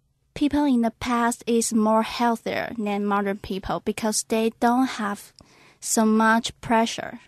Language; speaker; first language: English; non-native, learner; Chinese